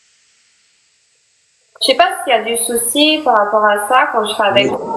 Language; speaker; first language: French; native; French